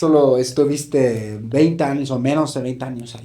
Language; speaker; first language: Spanish; native; Spanish